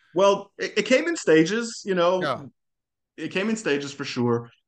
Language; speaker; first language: English; non-native, fluent; Hebrew